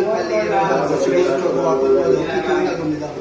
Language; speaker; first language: Korean; non-native, learner; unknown